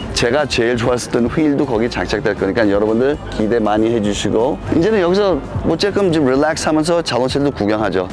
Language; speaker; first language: Korean; early bilingual, heritage; Korean